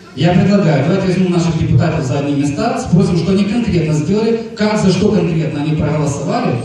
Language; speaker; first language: Russian; native; Russian